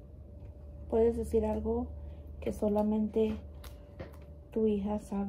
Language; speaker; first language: Spanish; native; Spanish